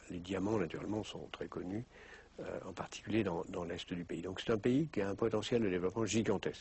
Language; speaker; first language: French; native; French